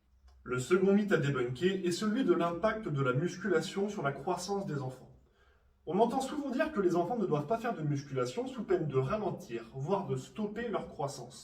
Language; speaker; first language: French; native; French